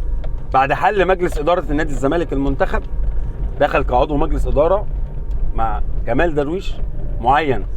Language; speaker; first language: Arabic; native; Arabic